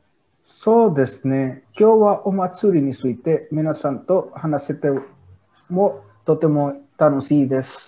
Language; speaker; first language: Japanese; non-native, learner; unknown